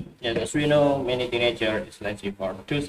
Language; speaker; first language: English; non-native, learner; Indonesian